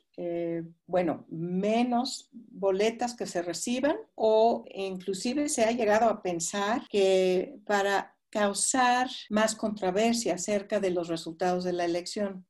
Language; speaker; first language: Spanish; non-native, fluent; English